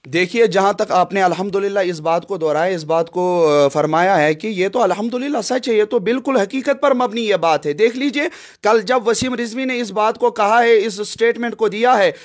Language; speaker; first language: Hindi; non-native, local second language; Kashmiri